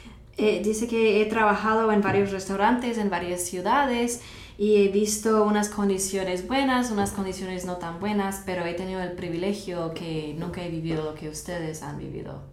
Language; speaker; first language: Spanish; non-native, fluent; English